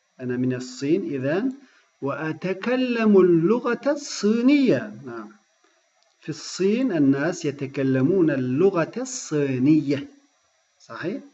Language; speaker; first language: Arabic; non-native, fluent; Turkish